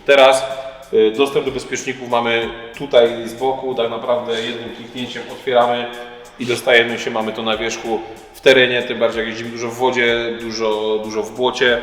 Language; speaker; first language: Polish; native; Polish